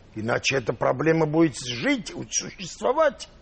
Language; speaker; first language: Russian; non-native, local second language; Armenian